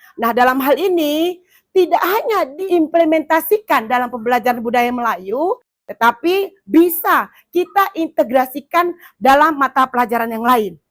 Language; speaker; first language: Indonesian; native; Indonesian